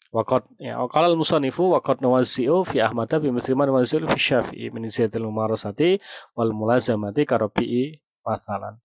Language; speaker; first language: Arabic; non-native, fluent; Indonesian